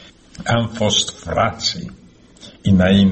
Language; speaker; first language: Romanian; non-native, fluent; Slovak